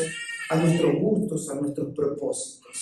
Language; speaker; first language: Spanish; native; Spanish